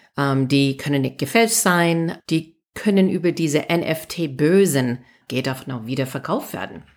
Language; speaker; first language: German; non-native, fluent; English